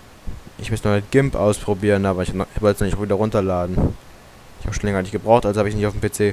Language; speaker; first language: German; native; German